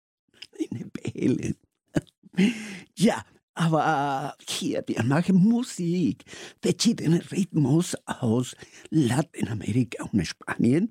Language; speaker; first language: German; non-native, learner; Spanish